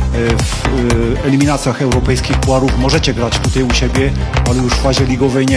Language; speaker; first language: Polish; native; Polish